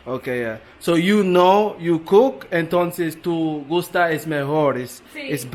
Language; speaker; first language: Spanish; non-native, learner; English